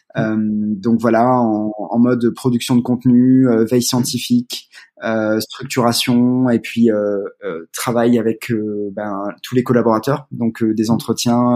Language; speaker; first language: French; native; French